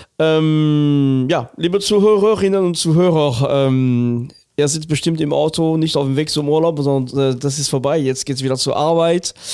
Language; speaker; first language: German; non-native, fluent; French